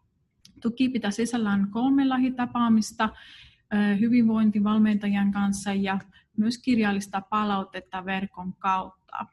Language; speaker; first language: Finnish; non-native, fluent; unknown